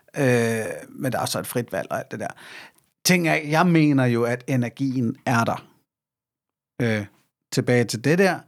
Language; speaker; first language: Danish; native; Danish